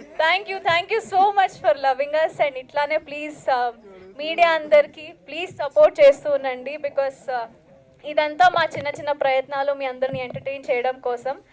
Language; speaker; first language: Telugu; non-native, local second language; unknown